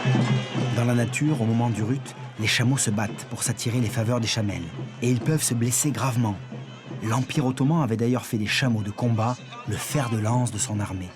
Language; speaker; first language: French; native; French